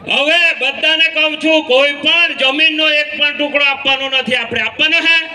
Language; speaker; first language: Gujarati; non-native, local second language; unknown